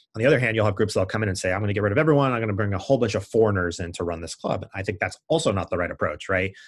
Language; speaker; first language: English; native; English